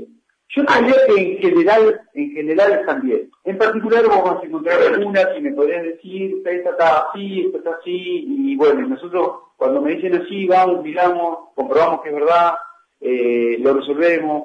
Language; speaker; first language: Spanish; native; Spanish